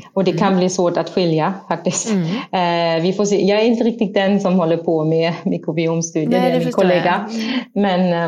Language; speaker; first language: Swedish; non-native, fluent; German